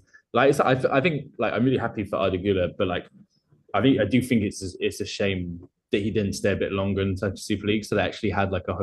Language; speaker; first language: English; native; English